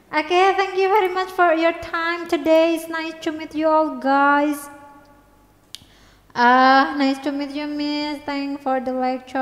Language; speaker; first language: English; non-native, learner; Indonesian